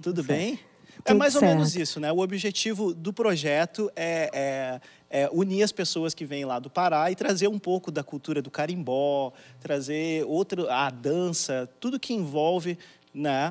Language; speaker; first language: Portuguese; native; Portuguese